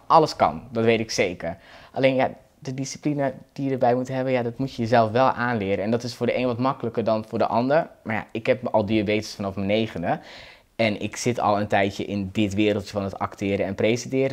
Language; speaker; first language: Dutch; native; Dutch